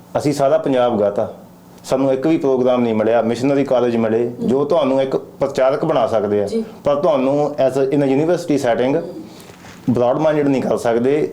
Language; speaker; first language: Punjabi; native; Punjabi